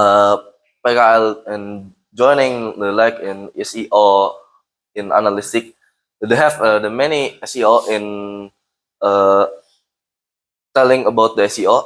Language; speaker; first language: English; non-native, learner; Indonesian